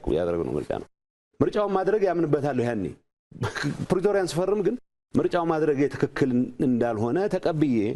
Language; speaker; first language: Amharic; non-native, local second language; Tigrinya